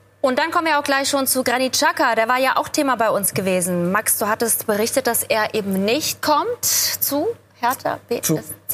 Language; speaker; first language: German; native; German